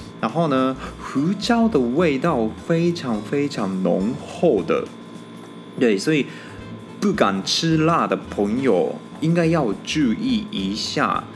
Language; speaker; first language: Chinese; non-native, fluent; Japanese